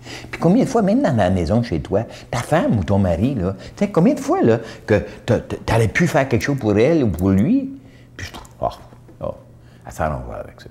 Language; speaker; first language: French; native; French